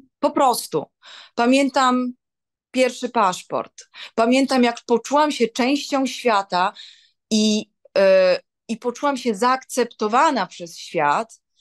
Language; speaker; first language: Polish; native; Polish